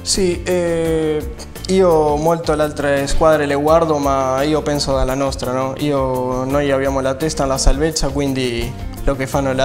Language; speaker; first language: Italian; non-native, learner; Spanish